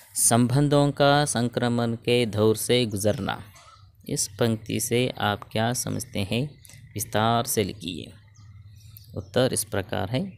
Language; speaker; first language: Hindi; non-native, local second language; Kannada